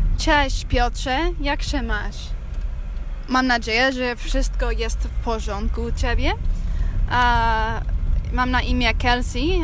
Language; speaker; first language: Polish; non-native, learner; English